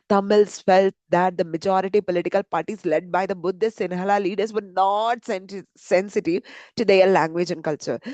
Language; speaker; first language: English; non-native, local second language; Malayalam